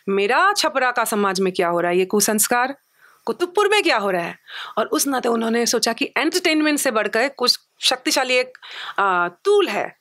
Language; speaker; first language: Hindi; non-native, local second language; Assamese